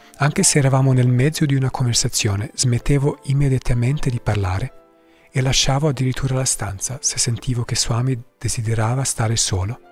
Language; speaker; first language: Italian; non-native, fluent; English